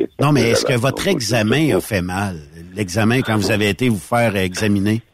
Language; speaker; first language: French; native; French